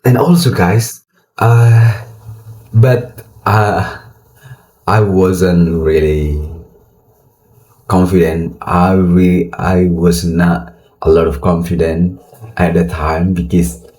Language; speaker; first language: English; non-native, learner; Indonesian